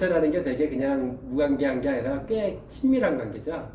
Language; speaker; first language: Korean; native; Korean